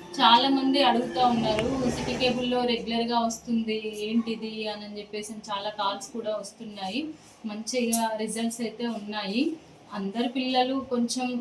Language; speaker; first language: Telugu; native; Telugu